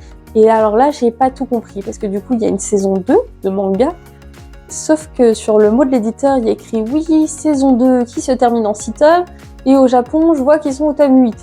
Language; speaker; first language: French; native; French